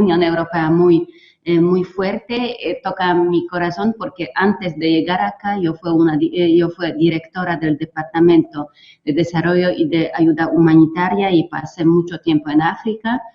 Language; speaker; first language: Spanish; non-native, fluent; Polish